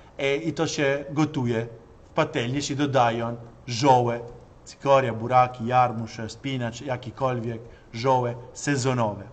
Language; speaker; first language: Polish; non-native, learner; Italian